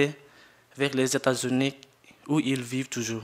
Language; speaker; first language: French; non-native, learner; Jarai